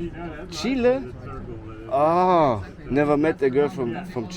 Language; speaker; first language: English; non-native, fluent; German